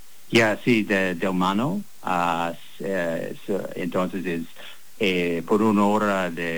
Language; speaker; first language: Spanish; non-native, learner; English